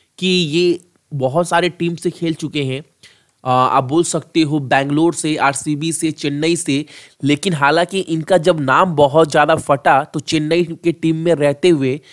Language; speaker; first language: Hindi; native; Hindi